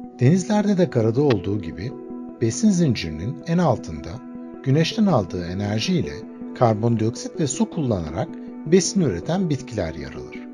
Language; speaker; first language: Turkish; native; Turkish